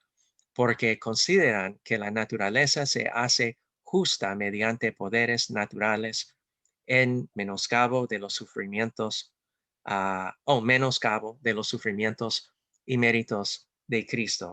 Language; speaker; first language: Spanish; non-native, fluent; English